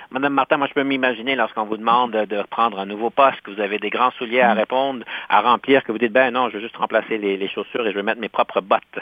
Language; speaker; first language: French; native; French